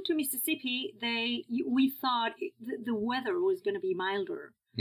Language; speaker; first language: English; non-native, fluent; Spanish